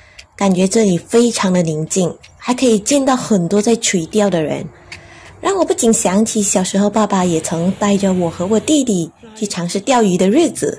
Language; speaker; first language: Chinese; native; Chinese